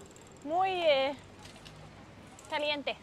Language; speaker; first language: Spanish; non-native, learner; Danish